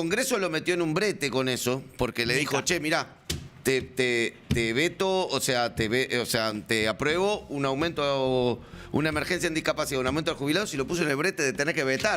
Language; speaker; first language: Spanish; native; Spanish